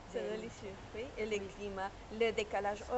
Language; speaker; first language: French; non-native, fluent; Spanish